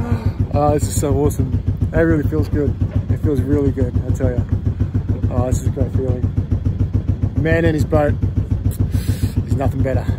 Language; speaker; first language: English; native; English